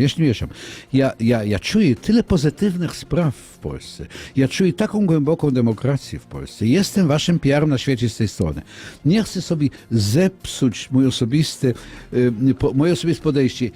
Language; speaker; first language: Polish; non-native, fluent; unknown